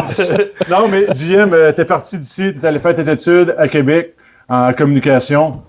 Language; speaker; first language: French; native; French